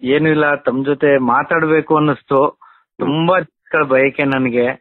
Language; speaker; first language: Kannada; native; Kannada